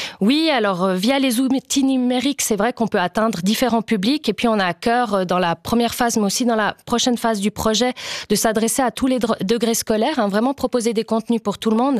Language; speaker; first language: French; native; French